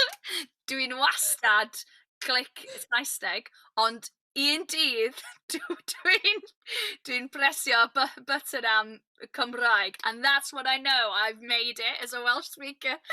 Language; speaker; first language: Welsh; non-native, learner; English